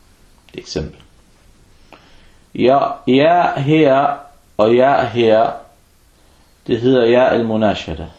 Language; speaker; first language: Danish; early bilingual, other home language; Arabic